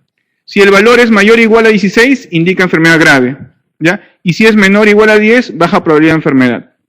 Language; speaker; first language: Spanish; native; Spanish